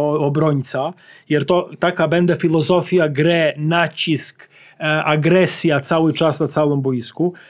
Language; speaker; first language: Polish; non-native, learner; Serbian